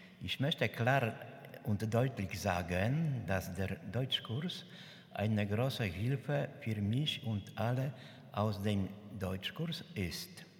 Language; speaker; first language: German; non-native, learner; Polish